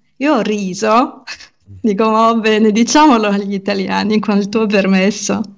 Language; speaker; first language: Italian; non-native, fluent; Ukrainian